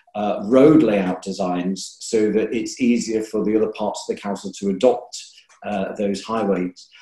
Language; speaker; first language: English; native; English